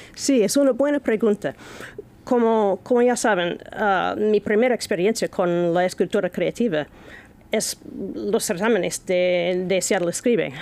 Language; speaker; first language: Spanish; non-native, fluent; English